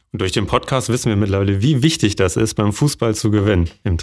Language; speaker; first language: German; native; German